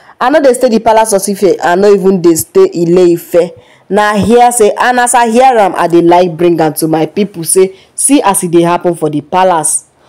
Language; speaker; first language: Nigerian Pidgin; non-native, local second language; Yoruba